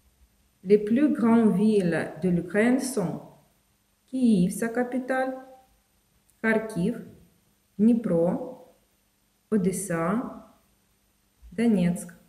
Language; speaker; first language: French; non-native, fluent; Ukrainian